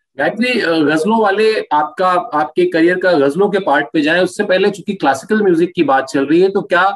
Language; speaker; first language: Hindi; native; Hindi